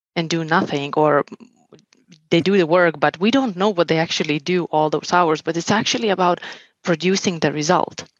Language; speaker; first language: English; non-native, fluent; Lithuanian